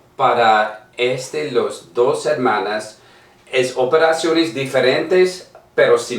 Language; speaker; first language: Spanish; non-native, learner; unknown